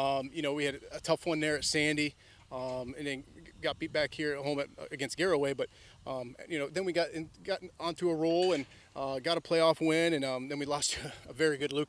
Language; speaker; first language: English; native; English